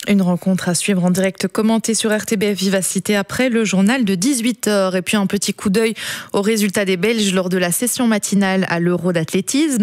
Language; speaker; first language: French; native; French